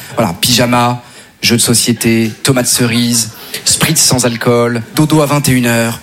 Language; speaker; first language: French; native; French